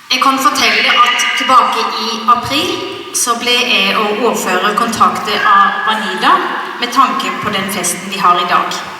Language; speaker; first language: Norwegian; native; Norwegian